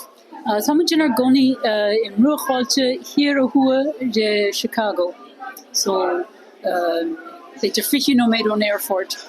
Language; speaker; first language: Irish; non-native, fluent; English